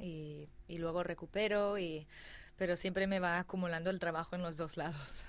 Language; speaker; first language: Spanish; non-native, fluent; English